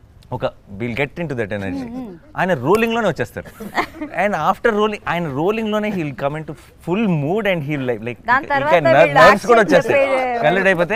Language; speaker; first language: Telugu; native; Telugu